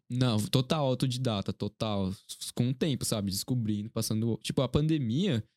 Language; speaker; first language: Portuguese; early bilingual, other home language; Korean